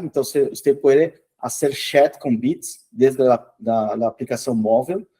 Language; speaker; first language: Spanish; non-native, fluent; Portuguese